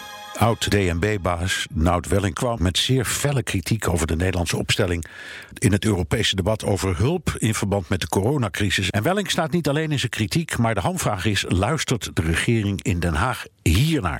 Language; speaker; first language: Dutch; native; Dutch